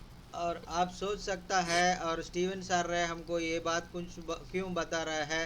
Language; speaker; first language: Hindi; non-native, local second language; Telugu